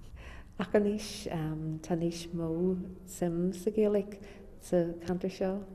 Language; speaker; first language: Irish; non-native, local second language; English